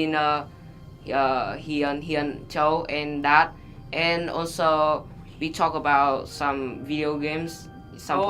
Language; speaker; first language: English; non-native, learner; Vietnamese